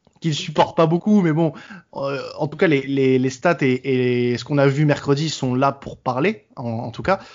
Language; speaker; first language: French; native; French